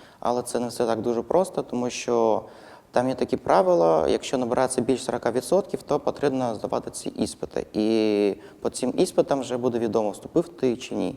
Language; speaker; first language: Ukrainian; non-native, fluent; Russian